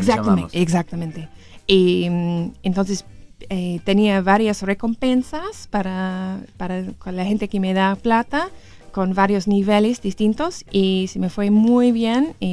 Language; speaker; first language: Spanish; non-native, learner; English